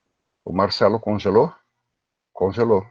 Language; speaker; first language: Portuguese; native; Portuguese